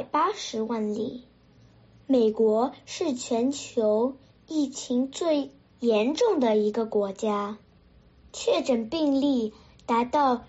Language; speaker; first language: Chinese; early bilingual, heritage; Chinese